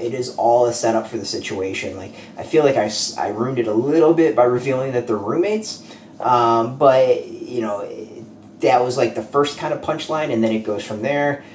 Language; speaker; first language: English; native; English